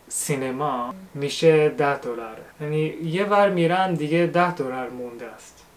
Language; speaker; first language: Persian; non-native, fluent; Japanese